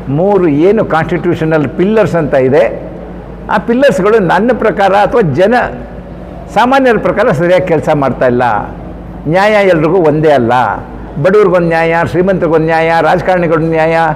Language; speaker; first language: Kannada; non-native, local second language; Konkani